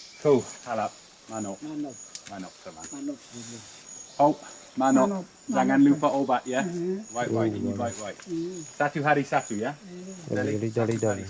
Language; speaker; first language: Indonesian; non-native, learner; English